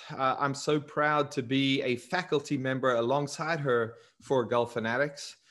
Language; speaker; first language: English; native; English